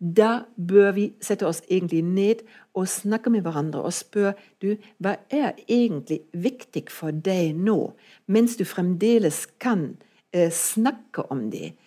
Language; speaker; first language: Norwegian; non-native, fluent; German